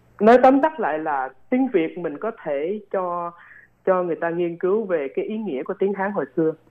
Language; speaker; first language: Vietnamese; early bilingual, other home language; Khmer